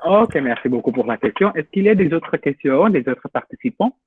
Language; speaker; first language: French; non-native, fluent; Indonesian